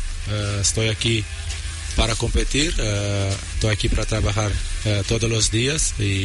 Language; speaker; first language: Spanish; non-native, learner; Portuguese